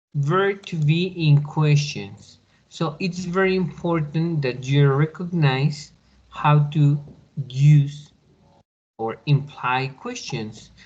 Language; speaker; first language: English; non-native, learner; Spanish